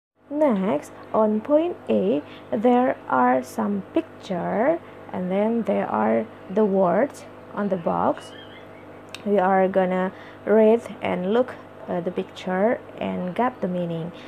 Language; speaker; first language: English; non-native, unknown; Indonesian